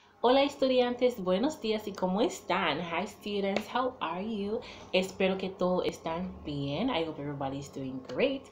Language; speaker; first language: Spanish; non-native, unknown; English